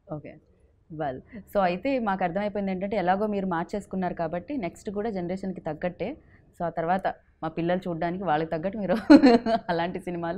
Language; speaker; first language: Telugu; native; Telugu